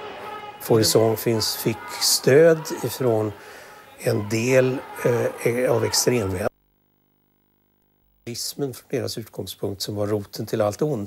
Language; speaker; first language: Swedish; native; Swedish